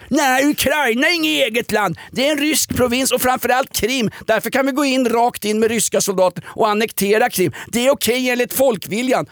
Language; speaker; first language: Swedish; native; Swedish